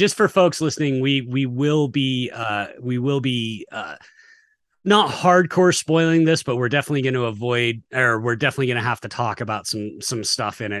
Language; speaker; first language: English; native; English